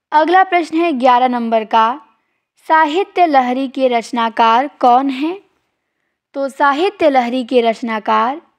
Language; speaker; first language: Hindi; native; Hindi